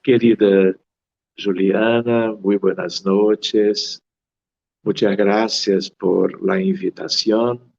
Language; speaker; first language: Spanish; non-native, fluent; Portuguese